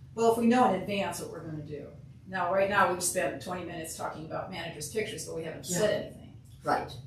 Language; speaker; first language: English; native; English